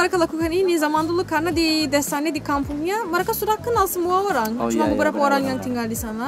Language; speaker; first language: Indonesian; non-native, fluent; Turkish